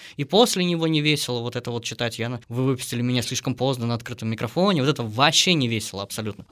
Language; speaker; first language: Russian; native; Russian